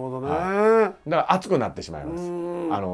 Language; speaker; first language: Japanese; native; Japanese